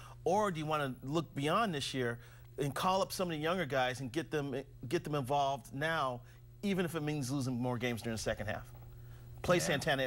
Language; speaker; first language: English; native; English